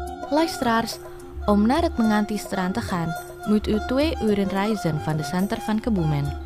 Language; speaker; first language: Dutch; non-native, fluent; Indonesian